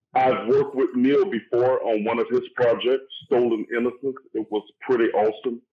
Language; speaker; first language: English; native; English